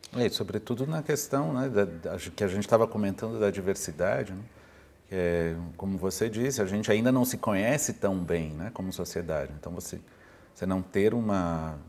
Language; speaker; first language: Portuguese; native; Portuguese